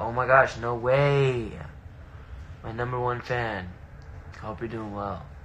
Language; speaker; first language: English; early bilingual, other home language; Spanish